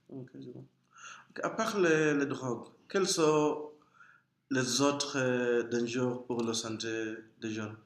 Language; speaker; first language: French; non-native, fluent; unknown